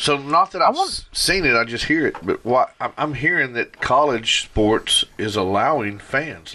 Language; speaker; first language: English; native; English